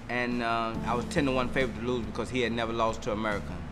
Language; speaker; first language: English; native; English